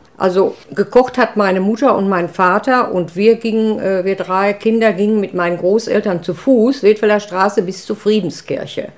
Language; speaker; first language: German; native; German